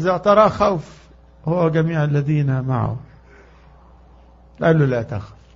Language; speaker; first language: Arabic; native; Arabic